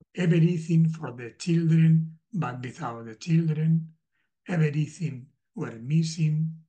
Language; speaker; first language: English; non-native, learner; Spanish